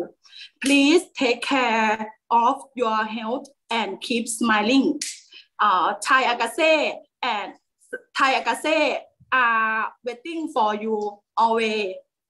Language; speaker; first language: English; non-native, learner; Thai